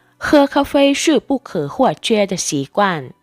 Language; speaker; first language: Chinese; non-native, fluent; Thai